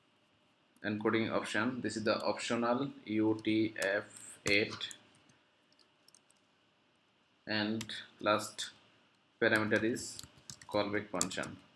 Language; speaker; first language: English; non-native, learner; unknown